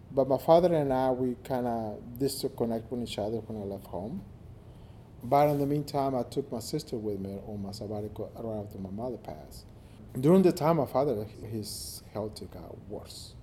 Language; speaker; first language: English; non-native, fluent; Spanish